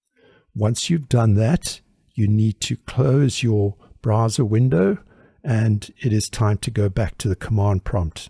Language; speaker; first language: English; native; English